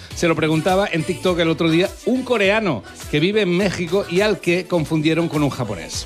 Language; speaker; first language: Spanish; native; Spanish